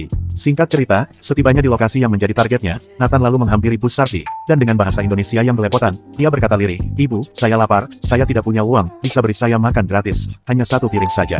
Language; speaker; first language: Indonesian; native; Indonesian